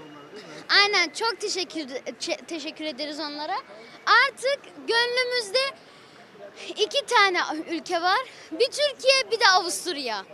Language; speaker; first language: Turkish; early bilingual, heritage; Turkish